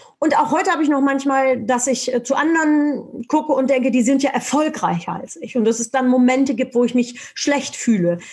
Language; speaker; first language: German; native; German